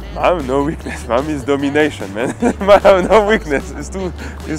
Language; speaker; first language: English; non-native, fluent; French